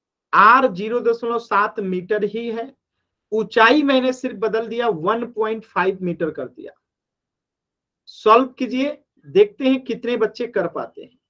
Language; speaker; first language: Hindi; native; Hindi